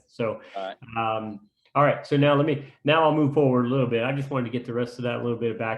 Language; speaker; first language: English; native; English